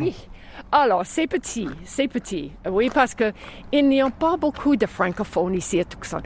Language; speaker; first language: French; non-native, fluent; English